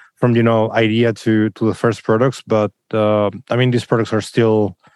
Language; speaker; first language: English; non-native, fluent; Spanish